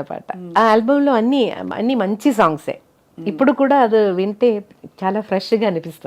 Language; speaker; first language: Telugu; non-native, fluent; Malayalam